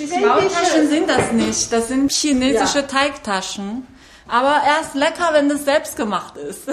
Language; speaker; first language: German; non-native, fluent; Chinese